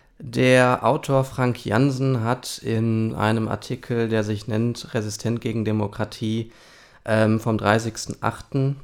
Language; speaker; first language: German; early bilingual, other home language; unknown